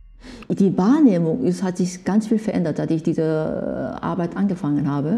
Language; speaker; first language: German; non-native, fluent; Korean